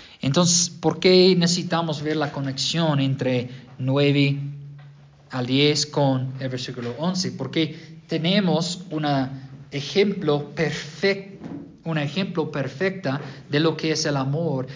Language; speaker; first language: Spanish; non-native, fluent; English